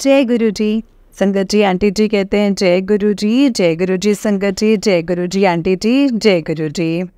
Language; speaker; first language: Hindi; native; Hindi